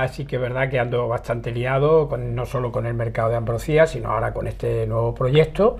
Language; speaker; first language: Spanish; native; Spanish